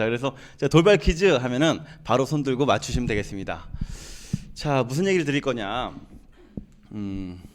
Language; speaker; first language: Korean; native; Korean